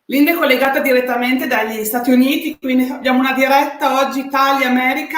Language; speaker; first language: Italian; native; Italian